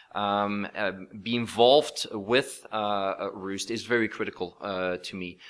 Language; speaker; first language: English; non-native, fluent; Dutch